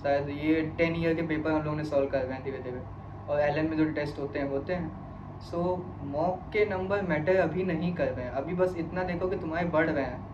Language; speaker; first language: Hindi; native; Hindi